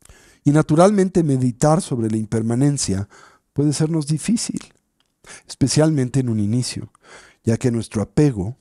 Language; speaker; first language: Spanish; native; Spanish